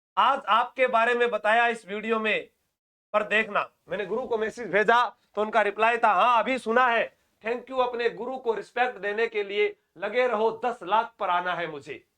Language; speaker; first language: Hindi; native; Hindi